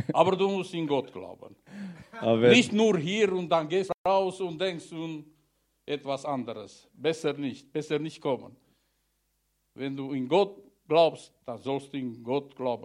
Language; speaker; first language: German; non-native, learner; Romanian